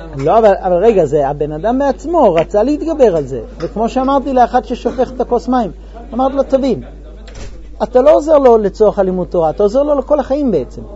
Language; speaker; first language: Hebrew; non-native, fluent; English